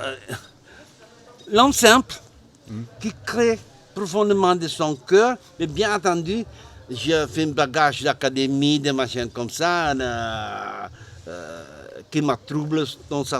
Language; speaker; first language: French; non-native, learner; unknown